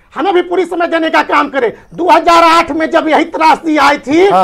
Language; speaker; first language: Hindi; native; Hindi